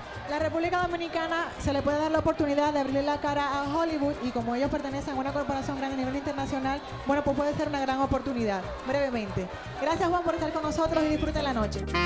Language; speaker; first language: Spanish; native; Spanish